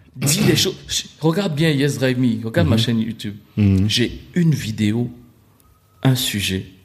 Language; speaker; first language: French; native; French